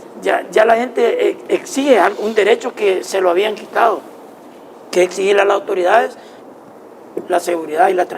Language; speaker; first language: Spanish; native; Spanish